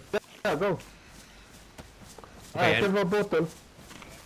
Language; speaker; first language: English; non-native, learner; Romanian